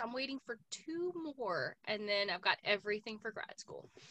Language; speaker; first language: English; native; English